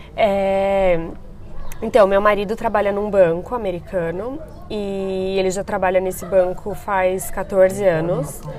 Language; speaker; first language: Portuguese; native; Portuguese